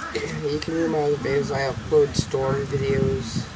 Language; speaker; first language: English; native; English